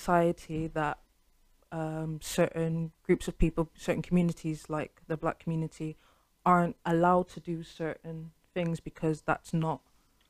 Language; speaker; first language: English; native; English